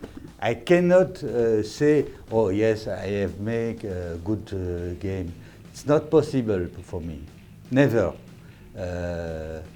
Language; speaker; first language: English; non-native, learner; French